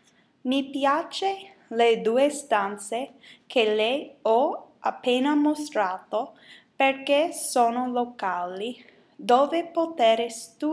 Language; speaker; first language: Italian; non-native, learner; English